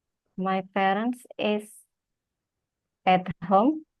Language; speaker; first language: English; non-native, learner; Indonesian